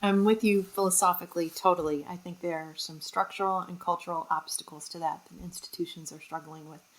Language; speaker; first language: English; native; English